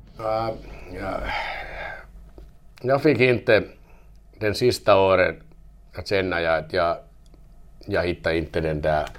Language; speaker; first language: Swedish; non-native, learner; Finnish